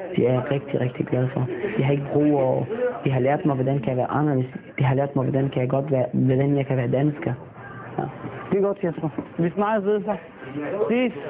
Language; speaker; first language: Danish; non-native, fluent; Arabic